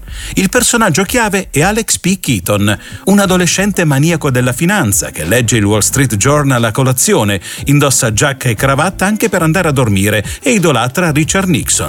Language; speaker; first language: Italian; native; Italian